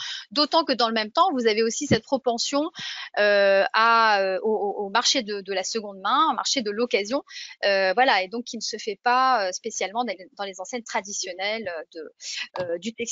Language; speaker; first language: French; native; French